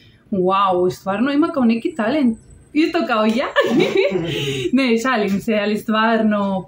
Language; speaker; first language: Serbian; non-native, learner; Spanish